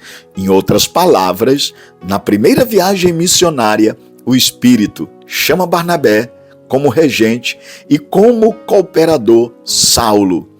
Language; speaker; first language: Portuguese; native; Portuguese